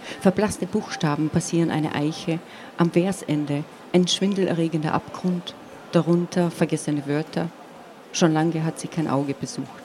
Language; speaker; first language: German; non-native, local second language; Slovenian